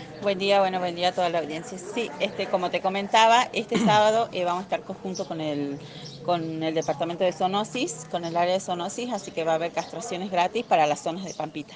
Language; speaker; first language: Spanish; native; Spanish